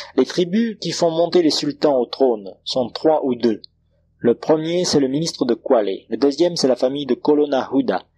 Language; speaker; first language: French; non-native, local second language; Comorian